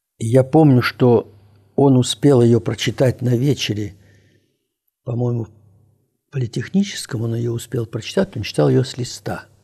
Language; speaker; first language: Russian; native; Russian